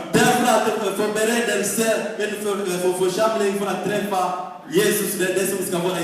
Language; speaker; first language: Swedish; non-native, fluent; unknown